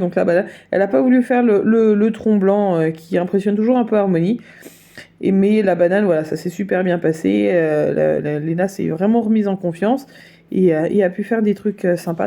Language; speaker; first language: French; native; French